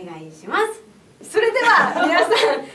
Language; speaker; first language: Japanese; native; Japanese